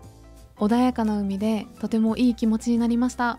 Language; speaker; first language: Japanese; native; Japanese